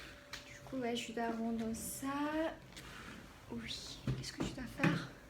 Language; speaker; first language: French; non-native, learner; Korean